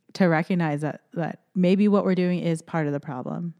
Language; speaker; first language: English; early bilingual, other home language; Filipino